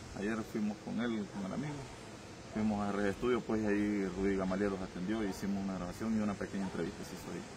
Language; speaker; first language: Spanish; native; Spanish